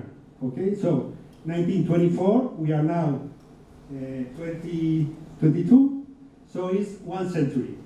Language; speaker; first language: English; non-native, fluent; Spanish